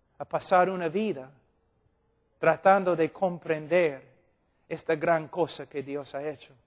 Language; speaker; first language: Spanish; non-native, fluent; English